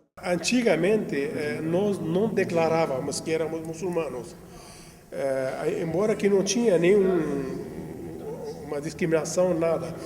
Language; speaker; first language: Portuguese; non-native, fluent; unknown